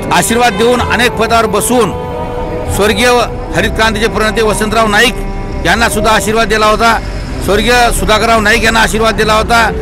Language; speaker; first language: Marathi; non-native, local second language; Lambadi